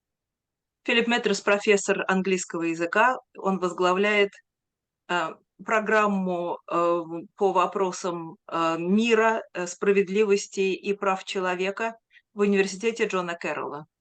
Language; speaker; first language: Russian; native; Russian